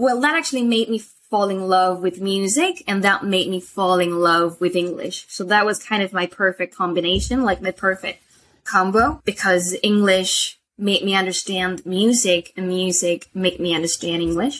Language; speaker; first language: English; non-native, fluent; Spanish